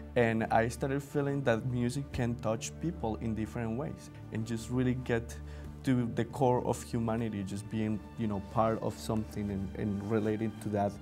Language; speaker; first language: English; non-native, fluent; Spanish